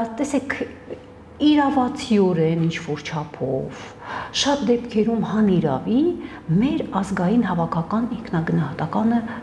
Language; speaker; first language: Armenian; native; Armenian